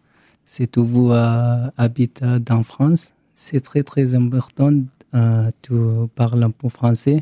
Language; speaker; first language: French; non-native, learner; Arabic